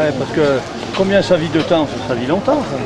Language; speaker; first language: French; native; French